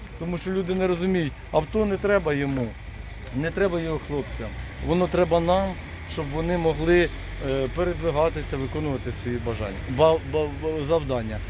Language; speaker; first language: Ukrainian; non-native, local second language; Russian